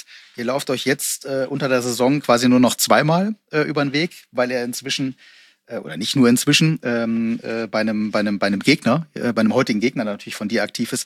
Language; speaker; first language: German; native; German